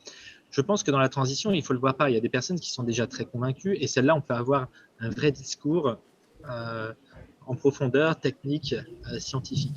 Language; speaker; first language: French; native; French